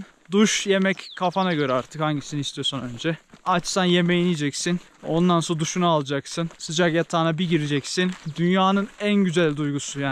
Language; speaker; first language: Turkish; native; Turkish